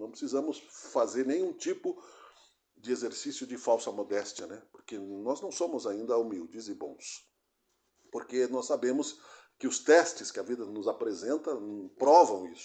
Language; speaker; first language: Portuguese; native; Portuguese